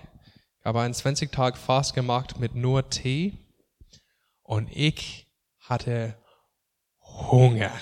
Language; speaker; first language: German; non-native, fluent; English